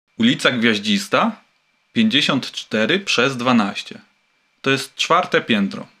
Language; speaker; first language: Polish; native; Polish